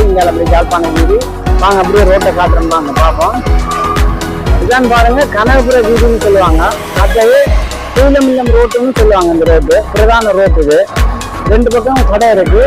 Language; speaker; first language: Tamil; native; Tamil